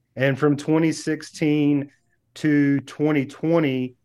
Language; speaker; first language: English; native; English